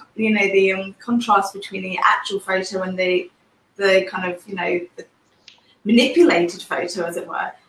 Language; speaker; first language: English; native; English